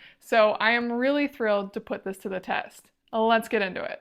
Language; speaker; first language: English; native; English